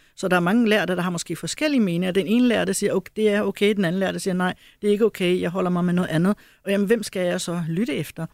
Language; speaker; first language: Danish; early bilingual, other home language; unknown